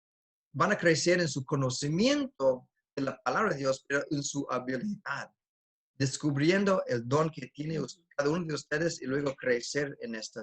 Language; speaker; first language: Spanish; non-native, fluent; English